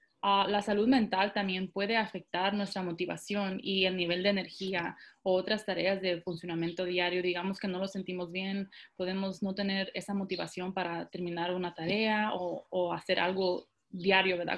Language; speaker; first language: Spanish; early bilingual, heritage; Spanish